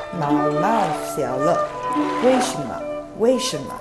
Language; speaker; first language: Chinese; non-native, learner; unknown